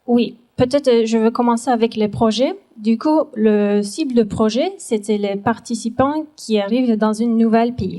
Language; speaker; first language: French; non-native, learner; Turkish